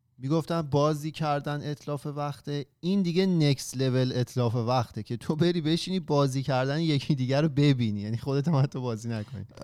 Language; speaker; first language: Persian; native; Persian